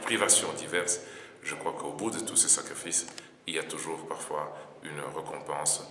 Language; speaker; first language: French; non-native, local second language; Lingala